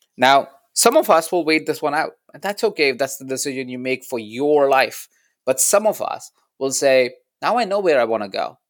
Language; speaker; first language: English; non-native, local second language; Hindi